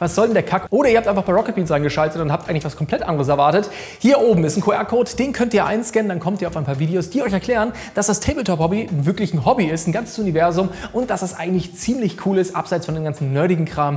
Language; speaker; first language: German; native; German